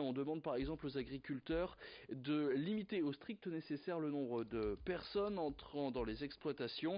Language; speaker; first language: French; native; French